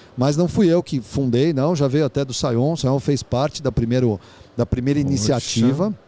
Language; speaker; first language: Portuguese; native; Portuguese